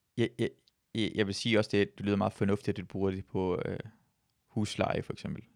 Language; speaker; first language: Danish; early bilingual, other home language; Persian